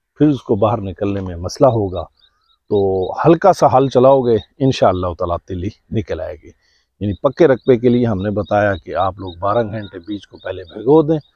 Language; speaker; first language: Urdu; non-native, local second language; Saraiki